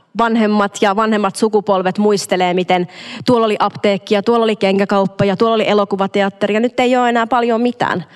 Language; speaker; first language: Finnish; native; Finnish